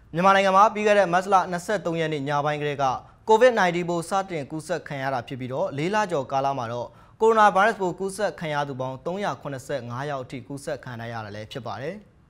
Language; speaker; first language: Burmese; native; Burmese